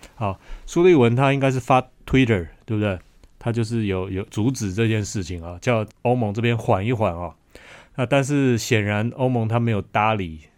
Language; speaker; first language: Chinese; native; Chinese